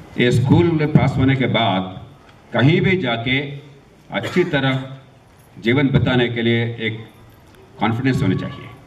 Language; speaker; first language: Hindi; non-native, local second language; Marathi